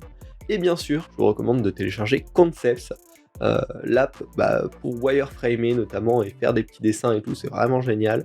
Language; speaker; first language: French; native; French